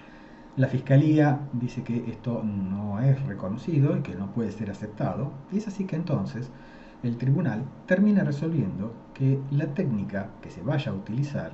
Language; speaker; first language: Spanish; native; Spanish